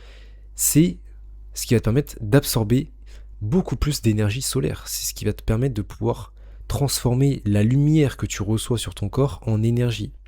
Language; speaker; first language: French; native; French